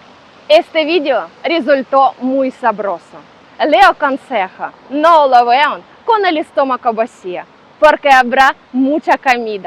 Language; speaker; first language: Spanish; non-native, learner; Ukrainian